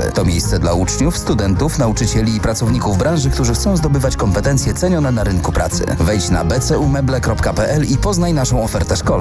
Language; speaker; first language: Polish; native; Polish